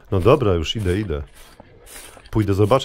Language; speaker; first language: Polish; native; Polish